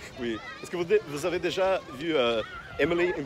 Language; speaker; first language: French; non-native, fluent; Portuguese